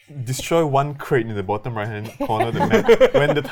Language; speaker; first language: English; native; English